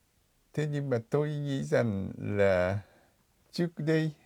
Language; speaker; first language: Vietnamese; non-native, fluent; Japanese